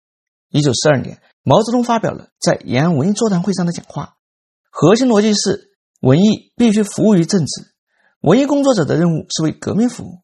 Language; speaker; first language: Chinese; native; Chinese